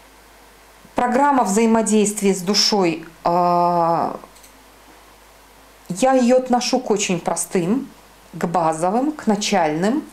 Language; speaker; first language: Russian; native; Russian